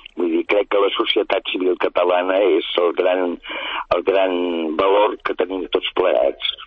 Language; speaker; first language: Catalan; native; Catalan